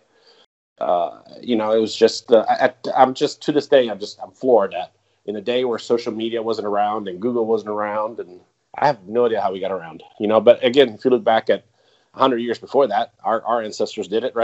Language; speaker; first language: English; non-native, fluent; Italian